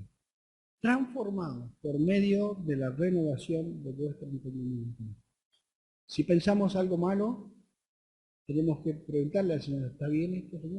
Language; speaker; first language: Spanish; native; Spanish